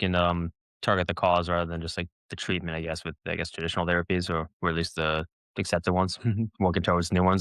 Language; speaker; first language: English; native; English